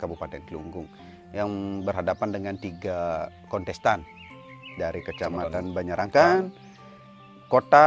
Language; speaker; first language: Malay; non-native, local second language; Balinese